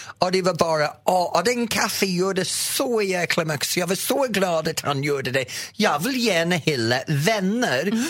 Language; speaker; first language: Swedish; non-native, fluent; English